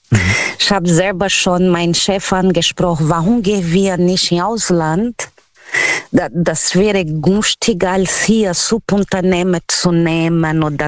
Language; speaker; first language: German; non-native, learner; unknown